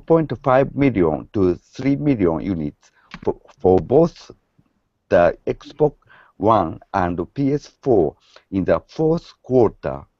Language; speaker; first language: English; non-native, learner; Japanese